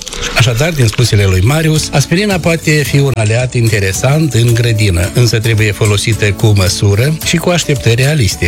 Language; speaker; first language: Romanian; native; Romanian